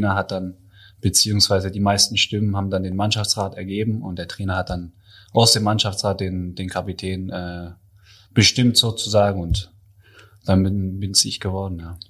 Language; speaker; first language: German; native; German